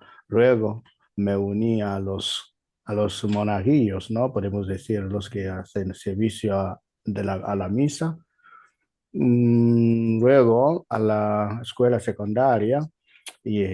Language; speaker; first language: Spanish; non-native, learner; Igbo